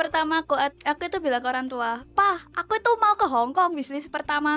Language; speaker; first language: Indonesian; native; Indonesian